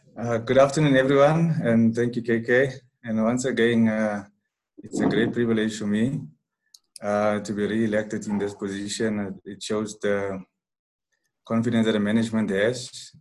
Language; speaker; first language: English; non-native, local second language; Afrikaans